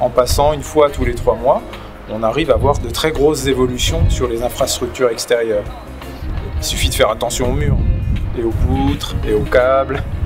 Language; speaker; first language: French; native; French